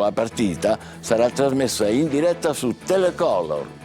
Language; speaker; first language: Italian; native; Italian